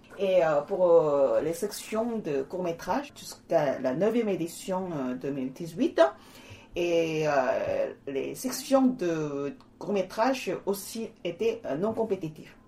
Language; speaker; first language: French; non-native, fluent; Korean